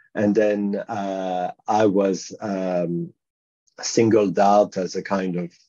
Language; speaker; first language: English; non-native, fluent; French